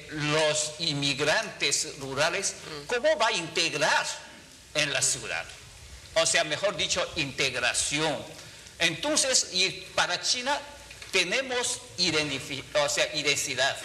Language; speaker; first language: Spanish; non-native, fluent; Chinese